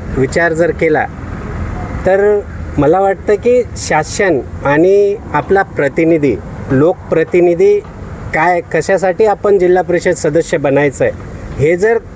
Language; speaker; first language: Marathi; non-native, local second language; Lambadi